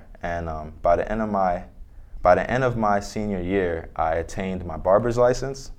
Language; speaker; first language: English; native; English